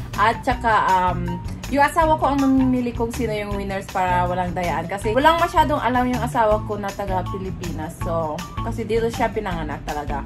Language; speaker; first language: Filipino; non-native, local second language; Iloko